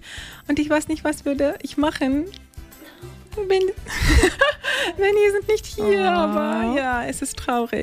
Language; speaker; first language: German; non-native, learner; Turkish